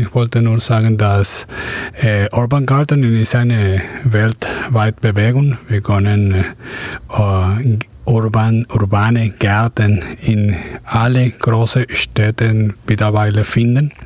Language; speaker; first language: German; non-native, fluent; Spanish